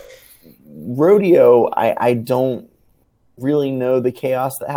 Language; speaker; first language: English; native; English